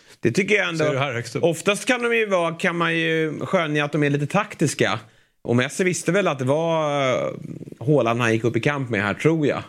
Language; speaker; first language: Swedish; native; Swedish